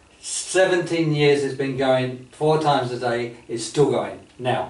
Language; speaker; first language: English; native; English